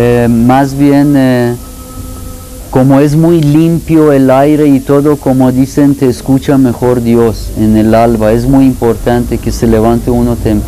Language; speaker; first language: Spanish; non-native, fluent; Persian